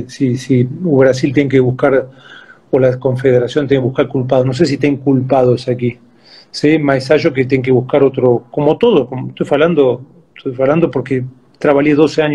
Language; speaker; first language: Portuguese; non-native, fluent; Spanish